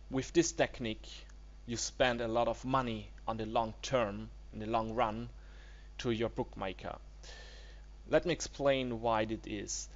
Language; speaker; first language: English; non-native, learner; German